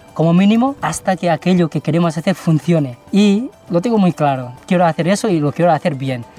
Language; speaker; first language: Spanish; early bilingual, other home language; Nepali